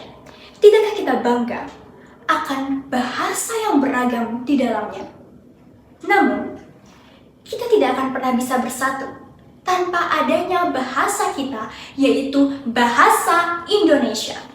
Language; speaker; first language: Indonesian; native; Indonesian